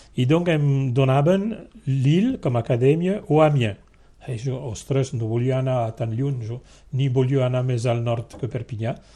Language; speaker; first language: Catalan; non-native, local second language; French